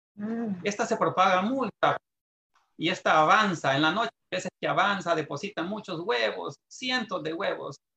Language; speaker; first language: Spanish; native; Spanish